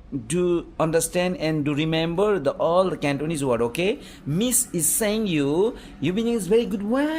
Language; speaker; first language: English; non-native, fluent; Nepali